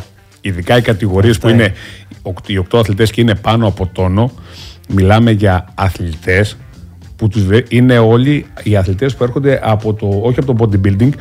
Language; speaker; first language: Greek; native; Greek